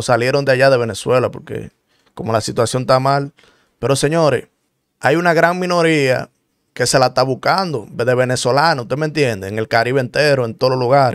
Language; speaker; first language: Spanish; native; Spanish